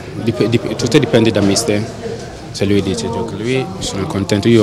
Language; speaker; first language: Italian; non-native, learner; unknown